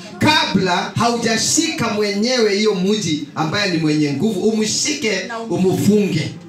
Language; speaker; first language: Swahili; non-native, local second language; Kikuyu